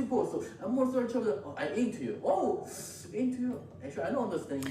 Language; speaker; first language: English; non-native, learner; Korean